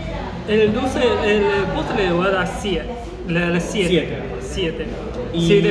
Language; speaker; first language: Spanish; non-native, learner; Chinese